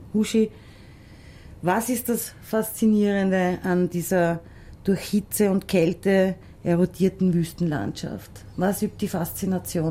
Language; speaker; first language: German; native; German